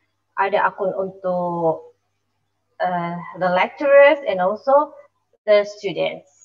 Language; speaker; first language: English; non-native, fluent; Indonesian